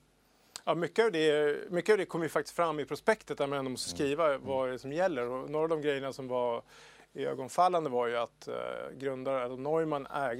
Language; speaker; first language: Swedish; native; Swedish